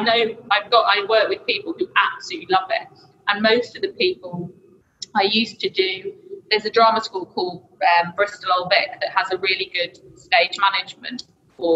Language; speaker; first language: English; native; English